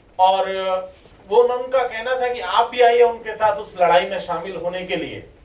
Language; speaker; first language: Hindi; non-native, local second language; Rajasthani